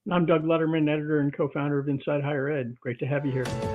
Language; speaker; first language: English; native; English